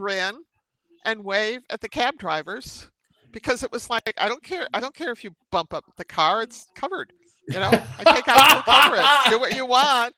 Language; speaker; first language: English; native; English